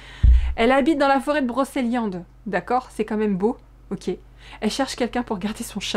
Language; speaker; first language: French; native; French